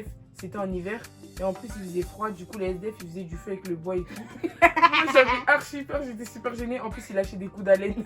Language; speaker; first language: French; native; French